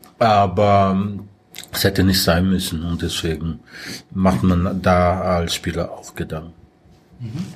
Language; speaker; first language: German; non-native, fluent; Portuguese